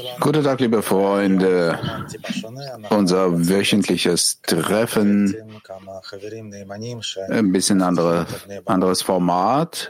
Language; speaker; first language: German; non-native, fluent; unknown